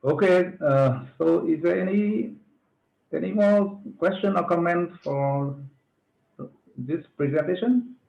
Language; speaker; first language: English; non-native, fluent; Vietnamese